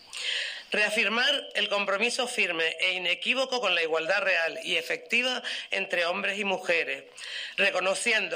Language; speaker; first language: Spanish; native; Spanish